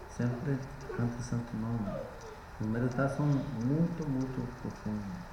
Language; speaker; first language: Portuguese; non-native, learner; English